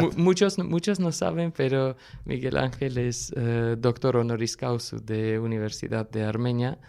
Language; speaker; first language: Spanish; non-native, fluent; Armenian